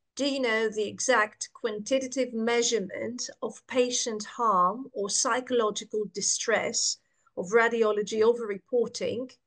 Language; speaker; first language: English; non-native, fluent; Greek